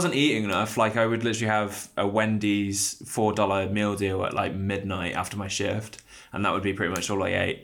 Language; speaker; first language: English; native; English